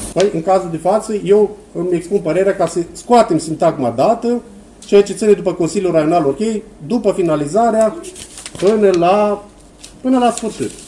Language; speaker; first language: Romanian; native; Romanian